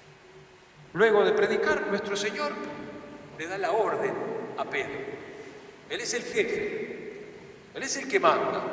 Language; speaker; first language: Spanish; native; Spanish